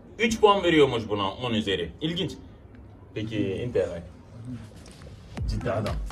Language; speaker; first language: Turkish; non-native, fluent; Arabic